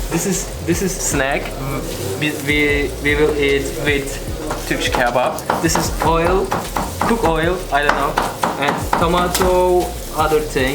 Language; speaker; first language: English; non-native, learner; Turkish